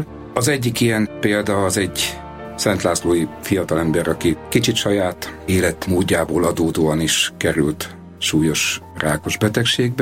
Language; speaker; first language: Hungarian; native; Hungarian